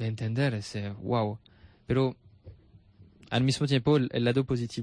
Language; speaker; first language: Spanish; non-native, learner; French